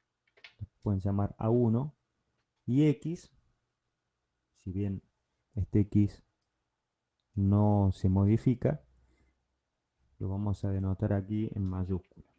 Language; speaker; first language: Spanish; native; Spanish